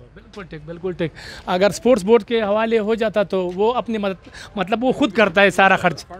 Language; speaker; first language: Urdu; non-native, local second language; Pashto